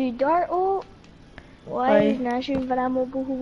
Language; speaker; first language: French; native; French